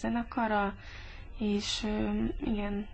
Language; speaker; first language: Hungarian; early bilingual, heritage; English